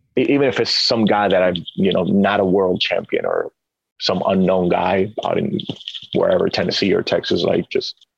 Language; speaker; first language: English; early bilingual, other home language; Spanish